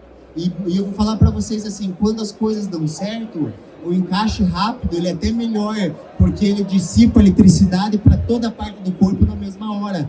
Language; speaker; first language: Portuguese; native; Portuguese